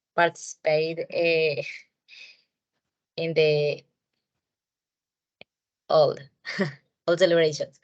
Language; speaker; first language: English; non-native, learner; Spanish